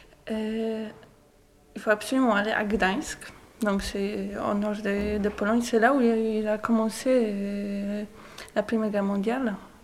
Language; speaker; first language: French; non-native, fluent; Polish